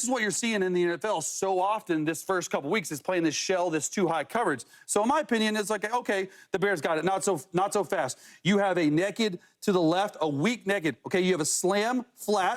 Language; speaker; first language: English; native; English